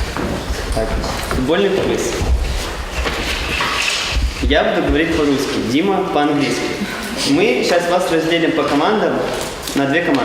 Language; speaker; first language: Russian; native; Russian